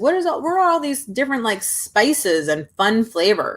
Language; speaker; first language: English; native; English